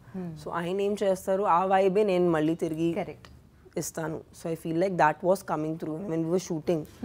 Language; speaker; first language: Telugu; non-native, local second language; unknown